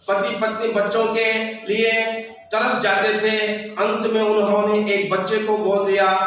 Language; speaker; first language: Hindi; non-native, local second language; Kannada